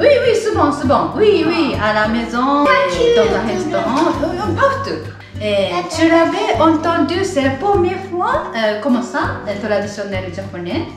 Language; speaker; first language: French; non-native, learner; Japanese